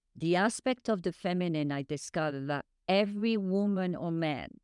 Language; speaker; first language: English; non-native, fluent; French